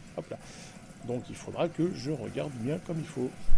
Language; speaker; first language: French; native; French